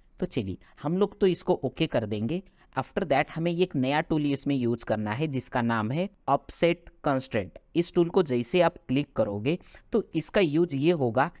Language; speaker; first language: Hindi; non-native, local second language; Marathi